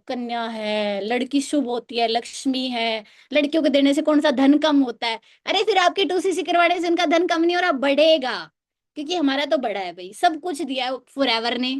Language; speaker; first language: Hindi; native; Hindi